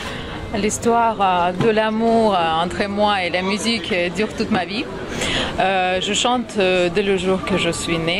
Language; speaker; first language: French; non-native, fluent; Russian